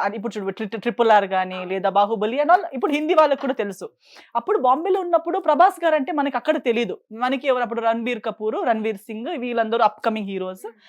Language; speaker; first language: Telugu; non-native, fluent; Konkani